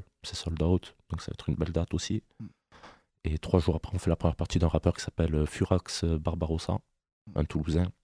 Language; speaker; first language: French; native; French